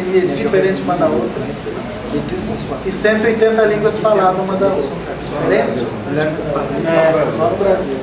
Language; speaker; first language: Portuguese; non-native, local second language; Guarani